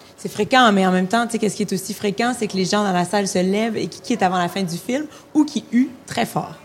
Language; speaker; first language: French; native; French